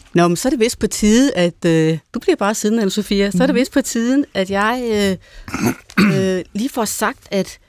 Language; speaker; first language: Danish; native; Danish